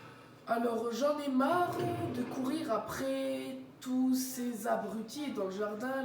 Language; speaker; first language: French; native; French